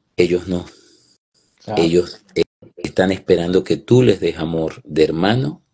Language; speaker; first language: Spanish; native; Spanish